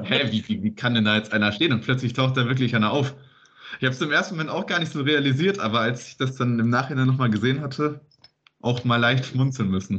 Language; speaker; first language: German; native; German